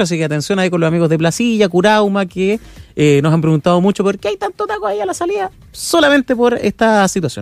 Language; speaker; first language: Spanish; native; Spanish